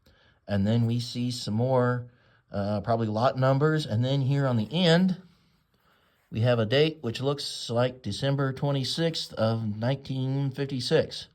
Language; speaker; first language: English; native; English